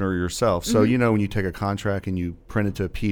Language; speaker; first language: English; native; English